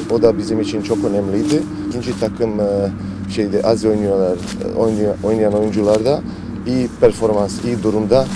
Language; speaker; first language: Turkish; non-native, learner; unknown